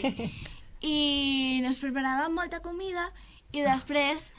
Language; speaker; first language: Catalan; non-native, local second language; Spanish